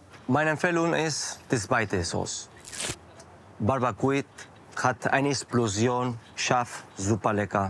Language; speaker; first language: German; non-native, learner; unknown